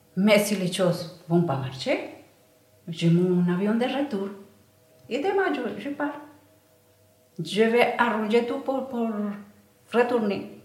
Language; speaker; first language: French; non-native, learner; Spanish